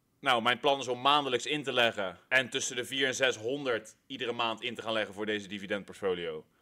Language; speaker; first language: Dutch; native; Dutch